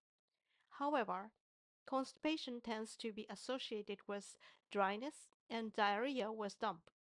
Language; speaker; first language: English; non-native, fluent; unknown